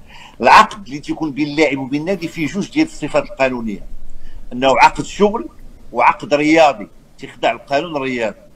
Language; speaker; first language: Arabic; native; Arabic